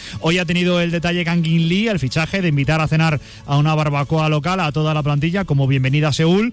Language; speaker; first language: Spanish; native; Spanish